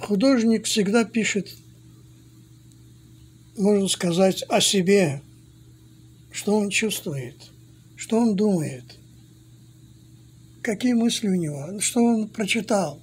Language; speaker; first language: Russian; non-native, fluent; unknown